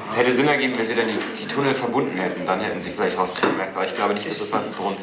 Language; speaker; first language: German; native; German